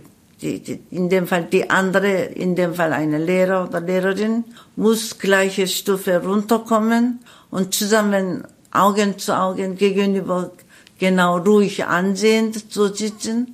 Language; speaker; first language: German; non-native, learner; Korean